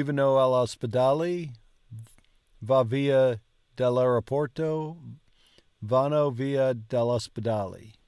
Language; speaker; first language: Italian; non-native, learner; English